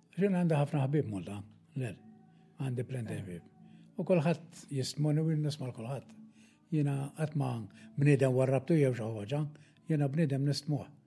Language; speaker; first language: Maltese; native; Maltese